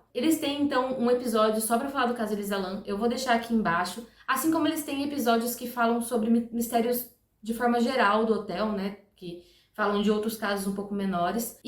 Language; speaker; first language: Portuguese; native; Portuguese